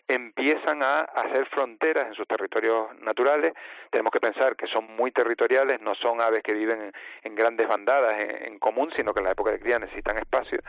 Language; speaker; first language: Spanish; native; Spanish